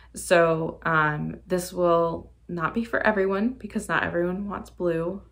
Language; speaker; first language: English; native; English